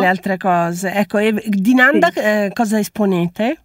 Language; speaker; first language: Italian; native; Italian